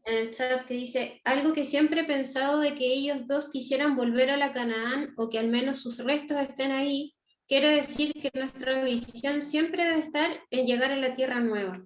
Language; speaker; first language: Spanish; native; Spanish